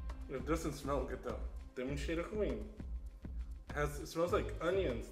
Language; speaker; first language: English; native; English